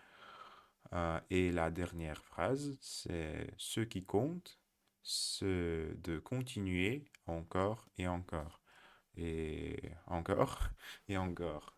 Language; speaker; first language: French; non-native, learner; Russian